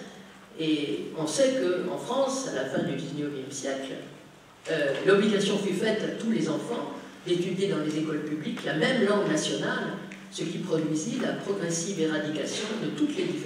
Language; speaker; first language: French; native; French